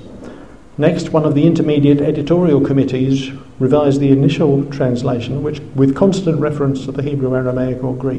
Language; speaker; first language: English; native; English